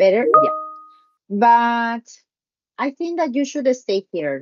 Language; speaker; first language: English; non-native, learner; Spanish